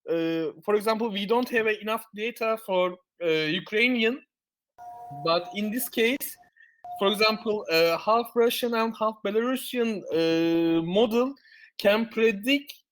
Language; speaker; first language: English; non-native, fluent; Turkish